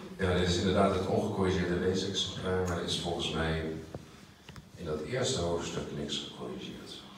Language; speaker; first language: Dutch; native; Dutch